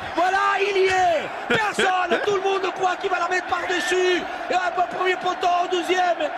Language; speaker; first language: French; non-native, fluent; Spanish